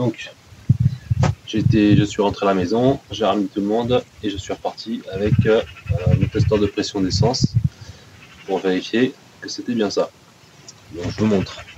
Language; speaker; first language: French; native; French